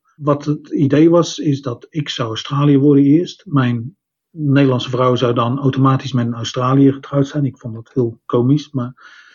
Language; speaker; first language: Dutch; native; Dutch